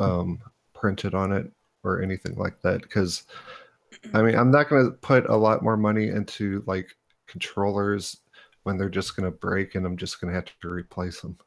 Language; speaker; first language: English; native; English